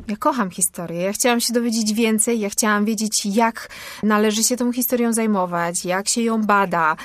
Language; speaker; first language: Polish; native; Polish